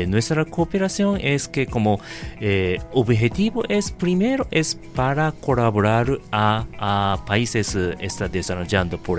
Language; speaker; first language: Spanish; non-native, fluent; Japanese